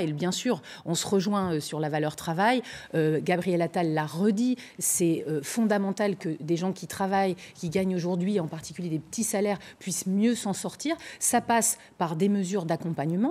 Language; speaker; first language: French; native; French